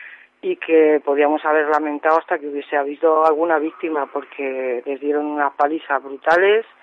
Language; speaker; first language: Spanish; native; Spanish